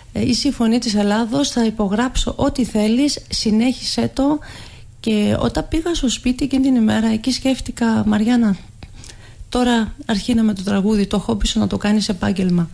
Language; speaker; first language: Greek; early bilingual, heritage; Greek